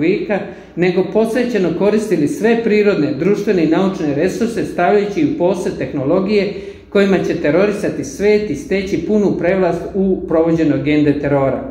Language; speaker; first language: Serbian; native; Serbian